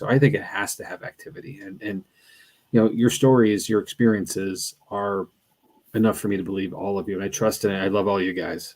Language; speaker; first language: English; native; English